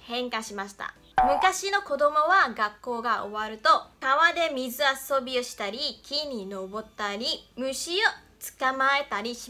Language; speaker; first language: Japanese; non-native, fluent; Chinese